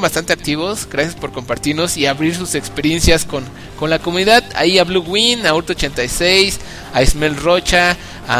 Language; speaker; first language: Spanish; native; Spanish